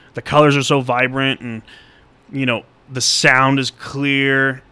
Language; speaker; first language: English; native; English